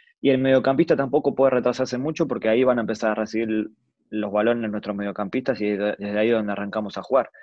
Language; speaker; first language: Spanish; native; Spanish